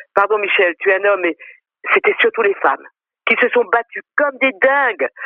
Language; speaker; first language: French; non-native, local second language; Réunion Creole French